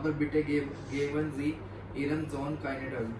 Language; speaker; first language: German; non-native, learner; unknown